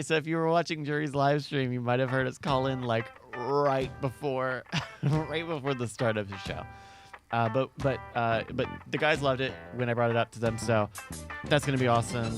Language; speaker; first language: English; native; English